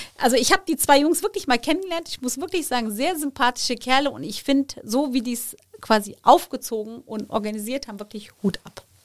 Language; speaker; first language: German; early bilingual, other home language; Turkish